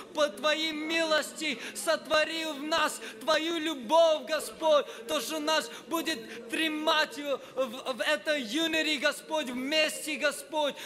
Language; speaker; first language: Russian; non-native, learner; English